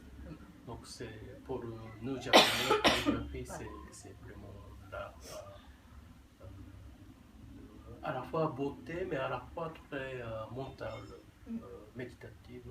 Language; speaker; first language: French; non-native, fluent; Japanese